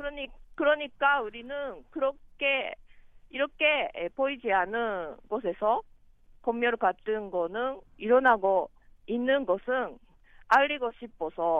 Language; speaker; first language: Korean; non-native, learner; Japanese